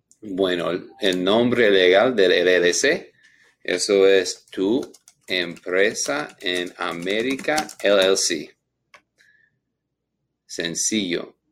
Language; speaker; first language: Spanish; non-native, learner; English